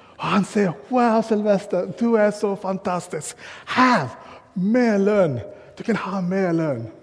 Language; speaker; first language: Swedish; non-native, fluent; English